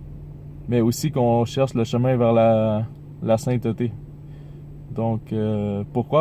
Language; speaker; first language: French; native; French